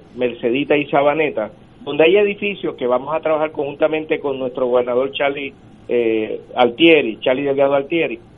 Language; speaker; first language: Spanish; native; Spanish